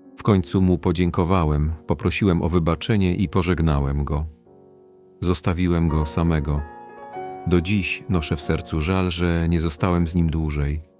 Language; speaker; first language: Polish; non-native, fluent; Kurdish